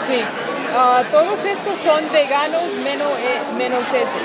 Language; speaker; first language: Spanish; non-native, fluent; English